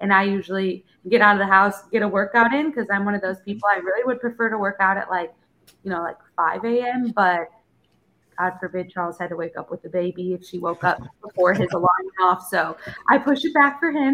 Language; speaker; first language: English; native; English